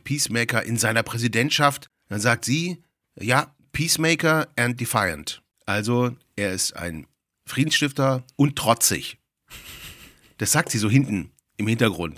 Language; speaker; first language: German; native; German